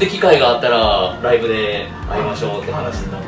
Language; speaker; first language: Japanese; native; Japanese